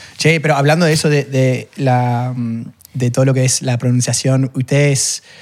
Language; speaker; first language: Spanish; non-native, fluent; English